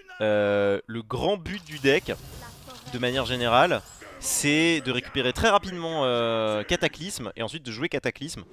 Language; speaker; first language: French; native; French